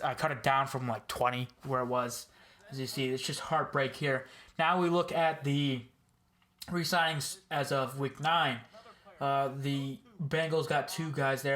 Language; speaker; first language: English; native; English